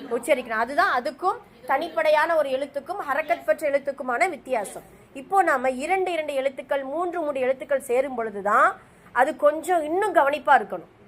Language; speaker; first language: Tamil; native; Tamil